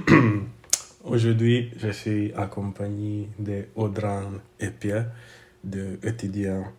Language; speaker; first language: French; non-native, fluent; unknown